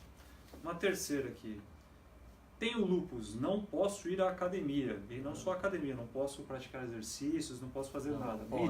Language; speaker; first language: Portuguese; native; Portuguese